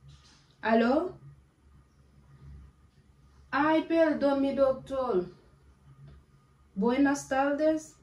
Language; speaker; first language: Spanish; non-native, learner; Haitian Creole